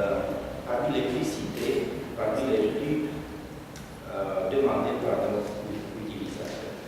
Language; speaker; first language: French; non-native, fluent; Romanian